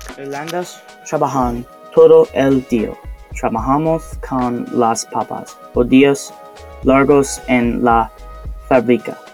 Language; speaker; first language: Spanish; non-native, learner; English